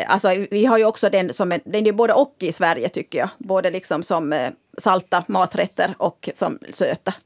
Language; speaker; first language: Swedish; native; Swedish